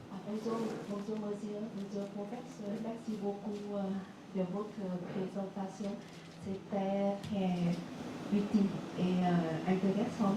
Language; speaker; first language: French; non-native, learner; Vietnamese